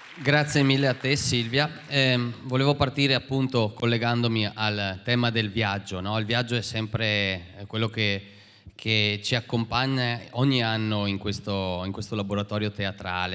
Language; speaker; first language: Italian; native; Italian